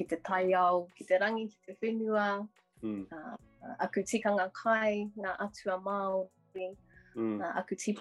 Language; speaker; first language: English; native; English